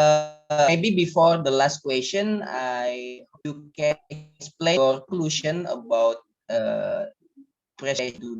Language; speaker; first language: English; non-native, learner; Indonesian